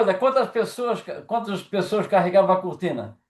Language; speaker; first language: Portuguese; native; Portuguese